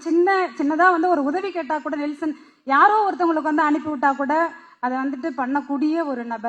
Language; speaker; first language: Tamil; native; Tamil